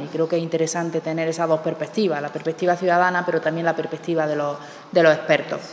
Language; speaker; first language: Spanish; native; Spanish